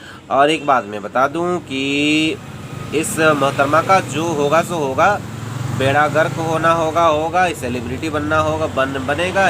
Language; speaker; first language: Hindi; native; Hindi